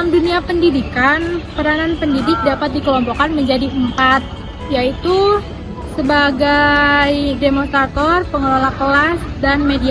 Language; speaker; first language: Indonesian; native; Indonesian